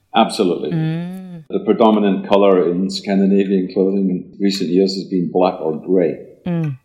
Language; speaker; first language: English; native; English